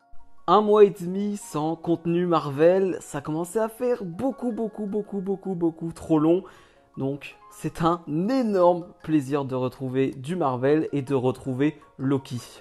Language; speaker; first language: French; native; French